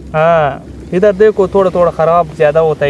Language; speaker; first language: Hindi; non-native, fluent; Pashto